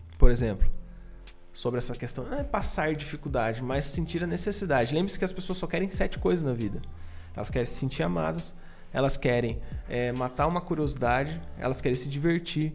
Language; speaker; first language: Portuguese; native; Portuguese